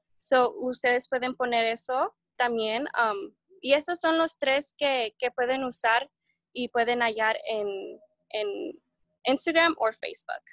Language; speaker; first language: Spanish; early bilingual, heritage; Spanish